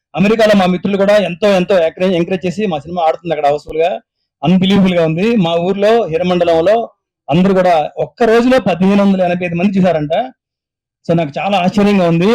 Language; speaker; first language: Telugu; native; Telugu